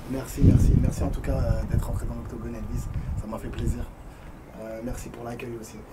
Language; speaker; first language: French; native; French